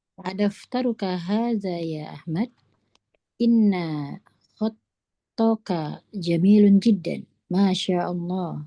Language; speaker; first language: Arabic; non-native, learner; Indonesian